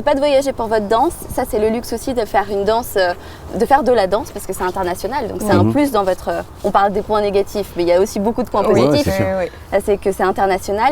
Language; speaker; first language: French; native; French